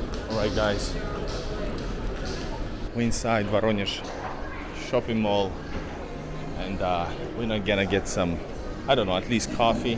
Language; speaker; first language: English; non-native, fluent; Russian